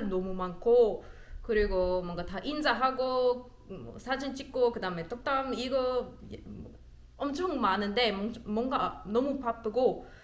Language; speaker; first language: Korean; non-native, learner; German